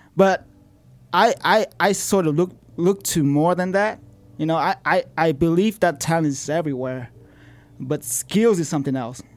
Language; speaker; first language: English; non-native, fluent; Vietnamese